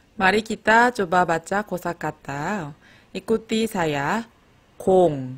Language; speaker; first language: Indonesian; non-native, fluent; Korean